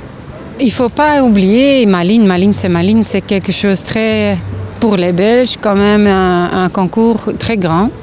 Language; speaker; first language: French; non-native, local second language; Dutch